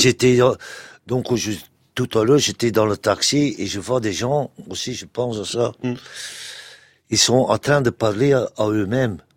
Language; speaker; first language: French; non-native, local second language; Dutch